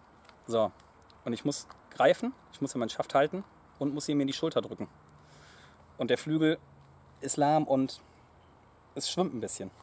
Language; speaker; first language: German; native; German